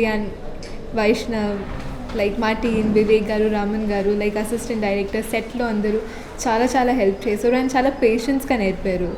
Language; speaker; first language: Telugu; non-native, local second language; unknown